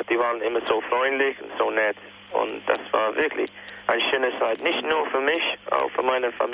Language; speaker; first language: German; non-native, fluent; English